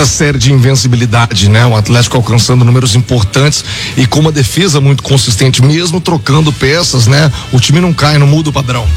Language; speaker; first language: Portuguese; native; Portuguese